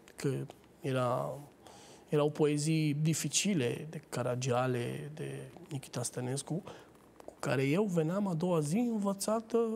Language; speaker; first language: Romanian; native; Romanian